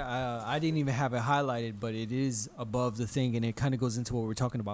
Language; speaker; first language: English; native; English